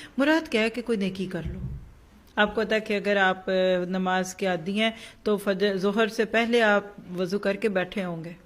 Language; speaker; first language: Urdu; native; Urdu